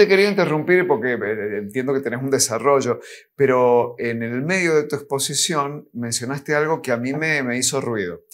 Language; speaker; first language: Spanish; native; Spanish